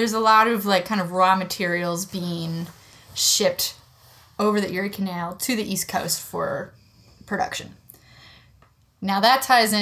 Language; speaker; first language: English; native; English